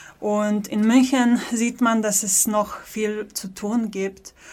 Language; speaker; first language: German; non-native, fluent; Polish